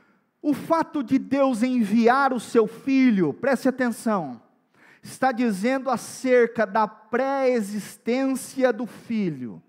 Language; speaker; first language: Portuguese; native; Portuguese